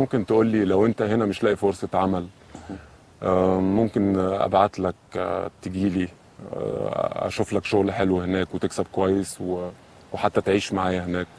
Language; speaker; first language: Arabic; native; Arabic